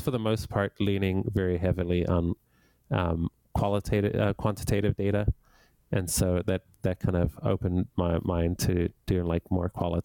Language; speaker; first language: English; native; English